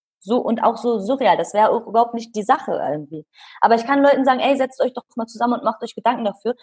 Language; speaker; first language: German; early bilingual, other home language; Kurdish